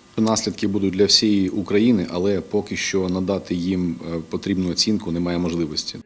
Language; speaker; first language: Ukrainian; native; Ukrainian